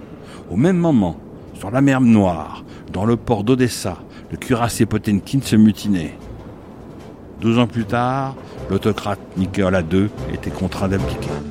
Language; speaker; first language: French; native; French